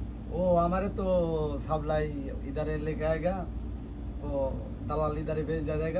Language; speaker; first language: Hindi; non-native, learner; Bangla